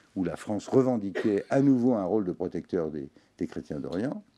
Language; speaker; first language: French; native; French